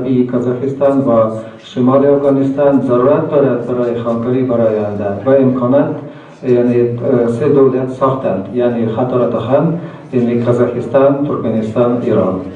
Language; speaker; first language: Persian; non-native, learner; Kazakh